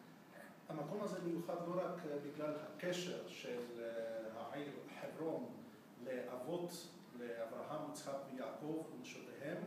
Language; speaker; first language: Hebrew; non-native, fluent; Russian